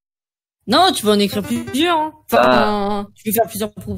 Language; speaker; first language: French; native; French